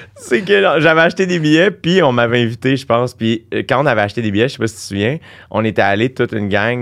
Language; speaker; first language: French; native; French